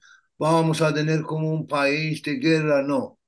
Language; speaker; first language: Spanish; non-native, learner; Persian